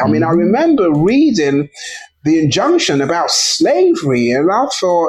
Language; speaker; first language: English; native; English